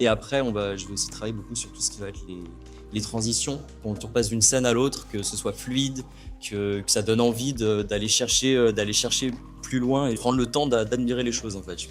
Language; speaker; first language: French; native; French